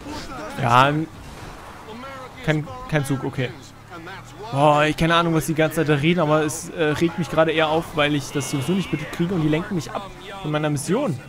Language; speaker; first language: German; native; German